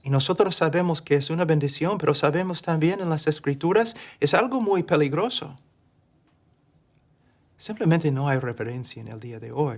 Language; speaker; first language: Spanish; non-native, fluent; English